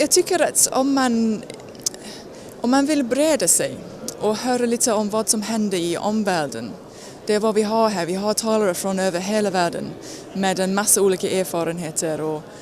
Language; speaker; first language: Swedish; non-native, fluent; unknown